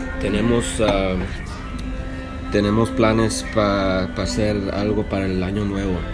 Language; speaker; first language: Spanish; early bilingual, heritage; Spanish